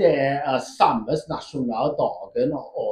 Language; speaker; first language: Norwegian; non-native, learner; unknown